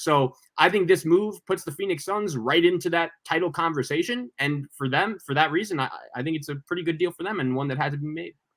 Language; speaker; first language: English; native; English